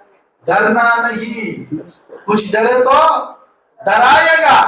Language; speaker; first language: Hindi; non-native, local second language; Telugu